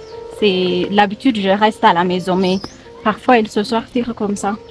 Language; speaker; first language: French; non-native, learner; Amharic